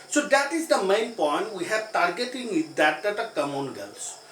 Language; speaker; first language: English; non-native, local second language; Assamese